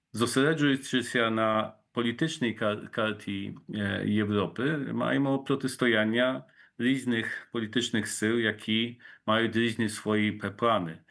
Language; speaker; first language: Polish; non-native, local second language; Ukrainian